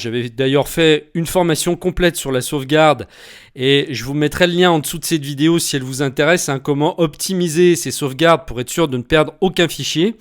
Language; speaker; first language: French; native; French